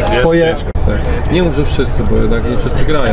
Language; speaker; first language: Polish; native; Polish